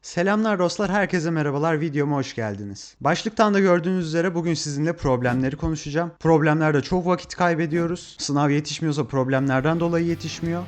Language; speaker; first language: Turkish; native; Turkish